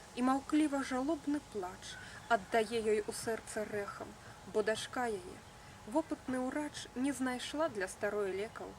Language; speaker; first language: Belarusian; native; Belarusian